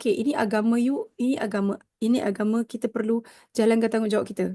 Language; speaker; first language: Malay; native; Malay